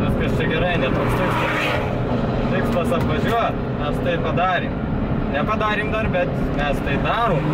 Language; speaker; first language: Lithuanian; native; Lithuanian